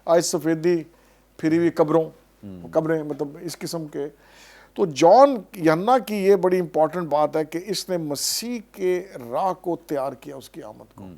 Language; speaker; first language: Urdu; non-native, local second language; Punjabi